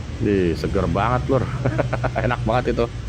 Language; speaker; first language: Indonesian; native; Indonesian